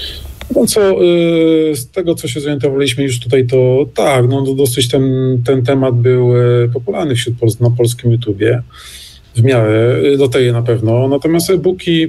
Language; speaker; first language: Polish; native; Polish